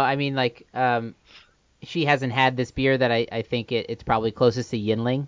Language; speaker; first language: English; native; English